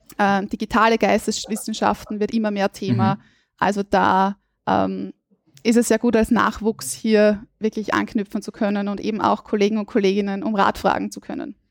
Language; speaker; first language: German; native; German